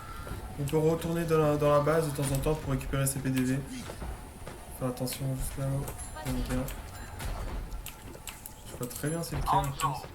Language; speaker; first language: French; native; French